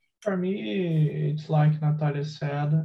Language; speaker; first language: English; non-native, learner; Portuguese